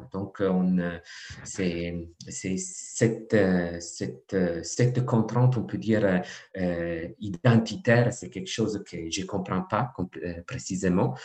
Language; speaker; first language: French; non-native, fluent; Italian